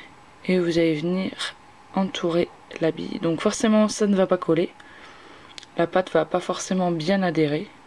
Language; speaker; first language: French; native; French